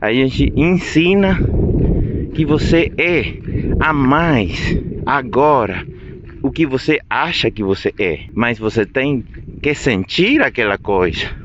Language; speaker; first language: Portuguese; non-native, fluent; Spanish